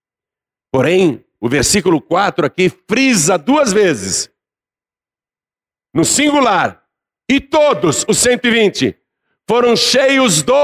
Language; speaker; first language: Portuguese; native; Portuguese